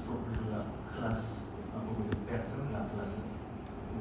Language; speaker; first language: French; non-native, learner; Korean